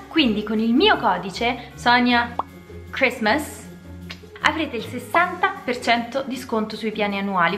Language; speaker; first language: Italian; native; Italian